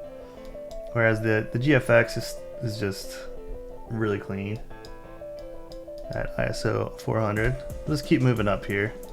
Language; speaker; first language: English; native; English